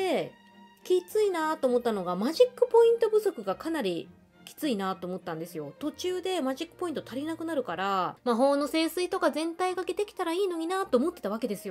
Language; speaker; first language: Japanese; native; Japanese